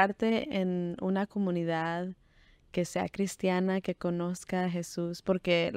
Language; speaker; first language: Spanish; early bilingual, heritage; Spanish